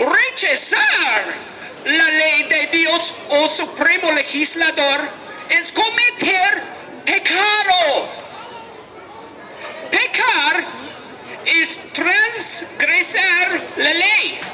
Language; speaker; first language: Spanish; non-native, learner; English